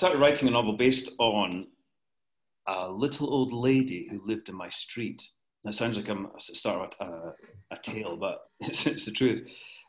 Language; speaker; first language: English; native; English